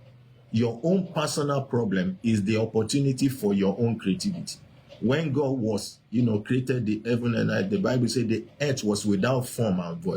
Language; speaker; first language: English; non-native, local second language; Yoruba